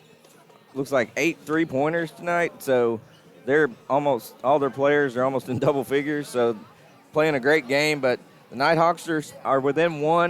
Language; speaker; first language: English; native; English